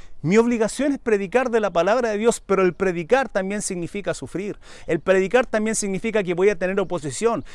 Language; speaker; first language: Spanish; native; Spanish